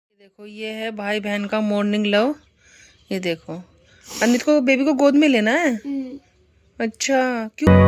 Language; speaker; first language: Hindi; native; Hindi